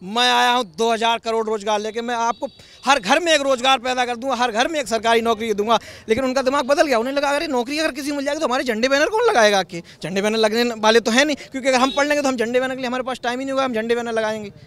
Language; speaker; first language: Hindi; native; Hindi